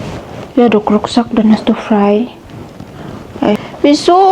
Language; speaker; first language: German; non-native, learner; Filipino